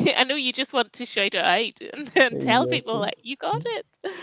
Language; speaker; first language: English; native; English